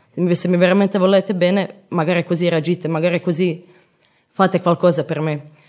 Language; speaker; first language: Italian; non-native, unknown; Croatian